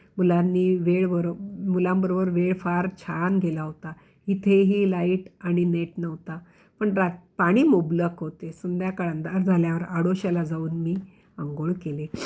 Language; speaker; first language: Marathi; non-native, local second language; Konkani